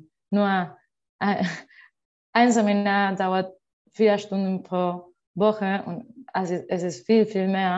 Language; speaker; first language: German; non-native, learner; Spanish